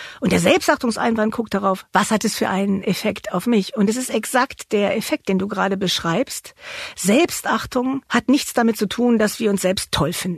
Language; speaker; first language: German; native; German